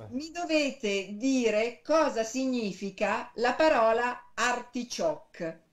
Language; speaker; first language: Italian; native; Italian